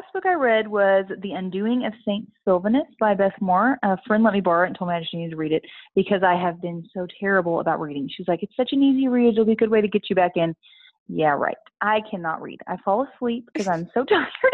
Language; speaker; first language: English; native; English